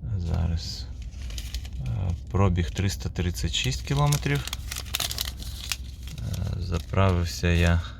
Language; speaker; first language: Ukrainian; non-native, local second language; Russian